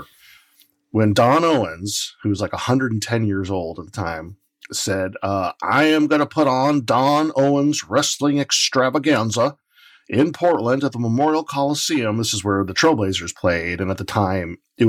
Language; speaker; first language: English; native; English